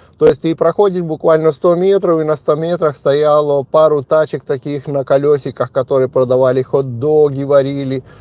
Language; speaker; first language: Russian; native; Russian